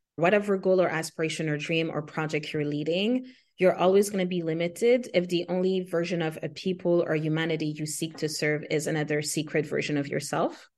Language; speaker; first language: English; non-native, fluent; Haitian Creole